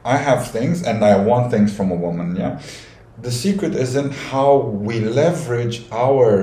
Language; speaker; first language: English; non-native, fluent; Romanian